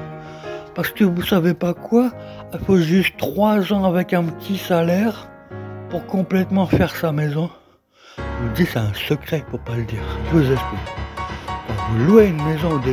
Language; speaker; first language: French; native; French